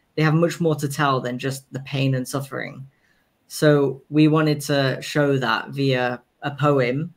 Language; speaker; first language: English; native; English